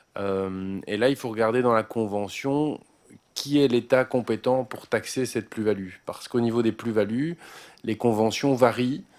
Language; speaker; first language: French; native; French